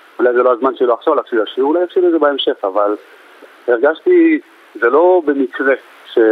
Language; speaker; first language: Hebrew; early bilingual, other home language; Amharic